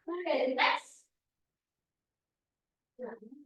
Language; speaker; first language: English; non-native, learner; Indonesian